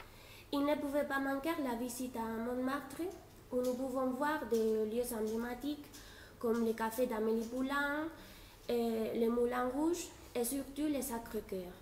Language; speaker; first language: French; non-native, fluent; Spanish